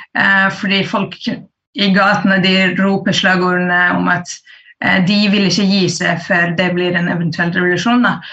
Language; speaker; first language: Norwegian; early bilingual, other home language; Kurdish